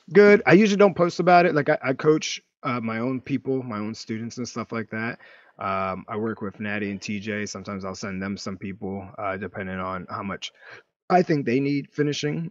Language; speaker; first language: English; native; English